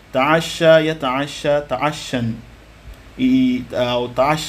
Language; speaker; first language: Arabic; non-native, fluent; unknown